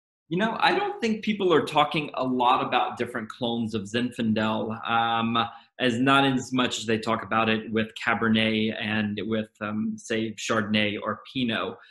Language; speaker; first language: English; native; English